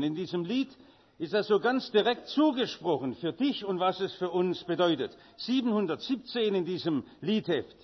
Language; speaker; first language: German; native; German